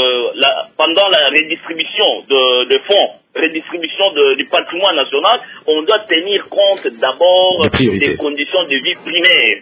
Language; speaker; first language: French; non-native, local second language; Lingala